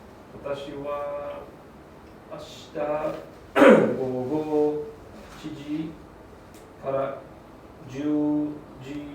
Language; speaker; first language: Japanese; non-native, learner; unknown